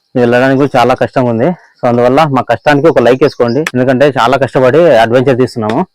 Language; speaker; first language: Telugu; native; Telugu